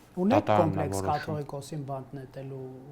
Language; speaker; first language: Armenian; native; Armenian